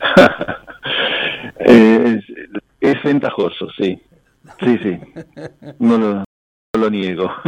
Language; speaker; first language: Spanish; non-native, local second language; English